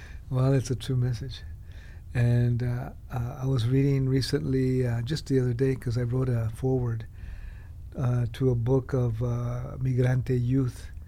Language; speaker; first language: English; early bilingual, other home language; Spanish